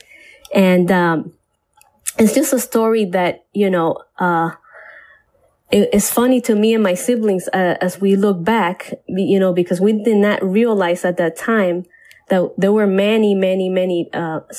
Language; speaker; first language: English; early bilingual, other home language; Spanish